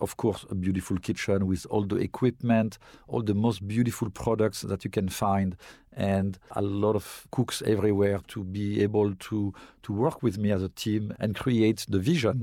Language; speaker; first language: English; non-native, fluent; French